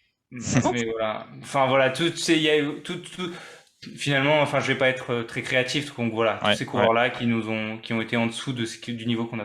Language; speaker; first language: French; native; French